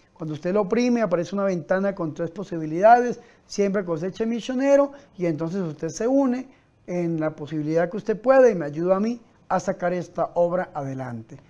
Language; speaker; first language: Spanish; native; Spanish